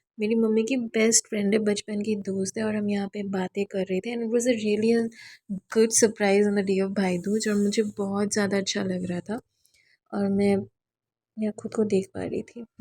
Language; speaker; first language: Hindi; non-native, local second language; Bangla